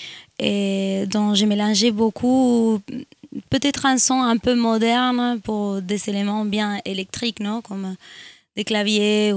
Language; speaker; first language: French; non-native, fluent; Spanish